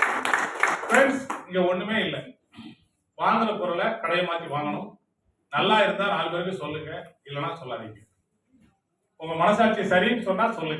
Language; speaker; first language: Tamil; native; Tamil